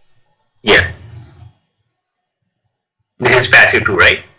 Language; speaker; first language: English; non-native, learner; Telugu